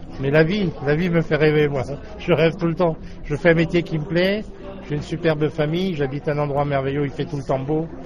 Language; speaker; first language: French; native; French